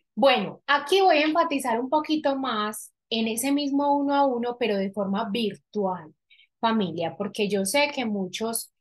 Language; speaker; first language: Spanish; native; Spanish